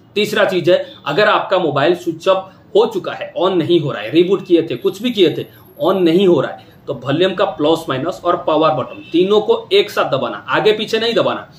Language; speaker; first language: Hindi; non-native, local second language; Odia